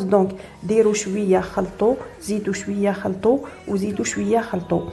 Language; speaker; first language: Arabic; native; Arabic